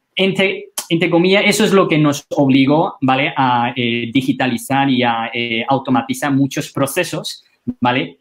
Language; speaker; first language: Spanish; non-native, fluent; Chinese